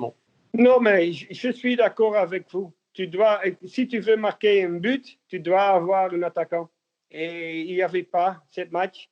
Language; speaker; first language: French; non-native, learner; Dutch